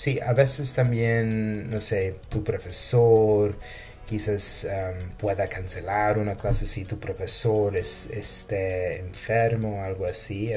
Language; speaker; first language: Spanish; non-native, fluent; English